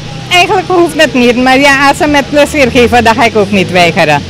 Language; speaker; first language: Dutch; non-native, local second language; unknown